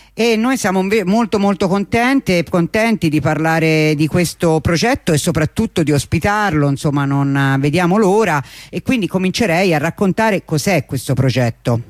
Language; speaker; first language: Italian; native; Italian